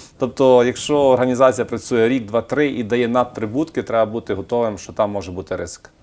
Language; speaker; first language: Ukrainian; native; Ukrainian